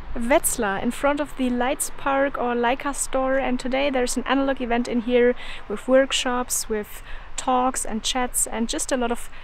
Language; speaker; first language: English; non-native, fluent; German